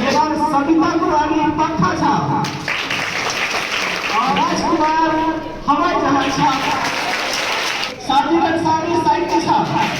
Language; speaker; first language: Hindi; native; Hindi